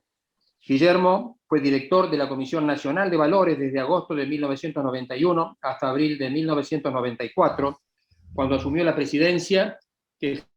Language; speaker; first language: Spanish; native; Spanish